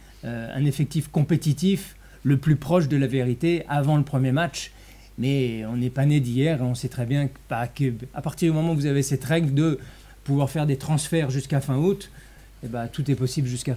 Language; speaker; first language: French; native; French